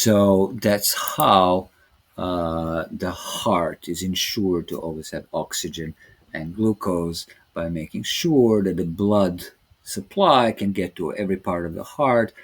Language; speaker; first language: English; non-native, fluent; Serbian